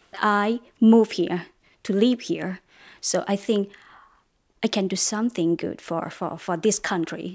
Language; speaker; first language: English; non-native, learner; Thai